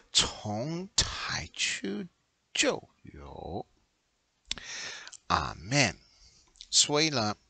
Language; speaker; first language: Chinese; non-native, learner; English